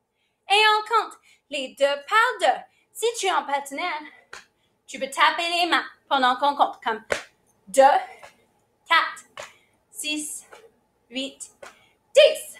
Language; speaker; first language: French; non-native, fluent; English